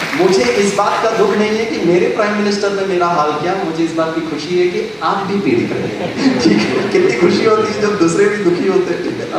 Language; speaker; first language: Hindi; non-native, local second language; Tamil